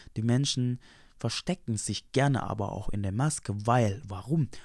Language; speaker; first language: German; non-native, fluent; Indonesian